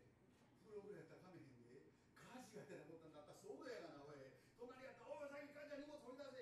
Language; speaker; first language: Japanese; native; Japanese